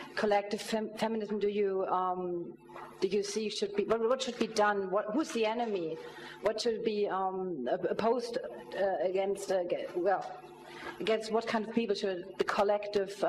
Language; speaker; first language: English; non-native, fluent; German